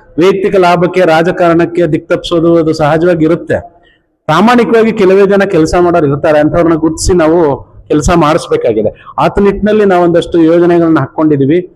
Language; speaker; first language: Kannada; non-native, local second language; Lambadi